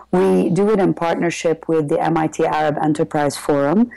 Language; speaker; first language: English; early bilingual, other home language; Arabic